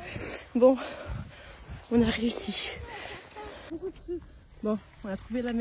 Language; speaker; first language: French; native; French